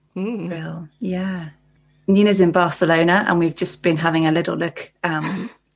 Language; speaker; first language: English; native; English